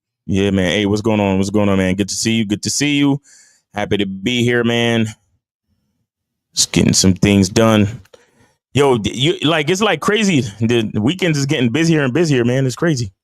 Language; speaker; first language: English; native; English